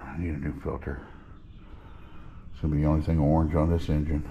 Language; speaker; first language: English; native; English